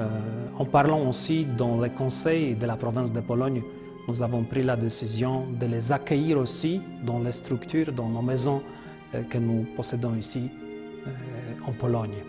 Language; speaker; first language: French; non-native, fluent; Polish